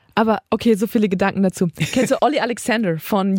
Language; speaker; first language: German; native; German